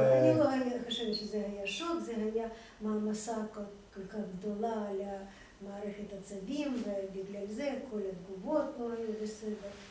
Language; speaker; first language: Hebrew; non-native, fluent; Russian